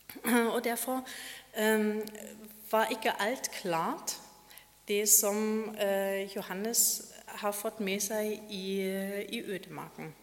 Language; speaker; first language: Norwegian; non-native, fluent; German